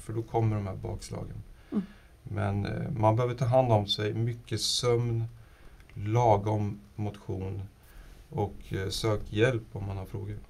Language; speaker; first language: Swedish; non-native, fluent; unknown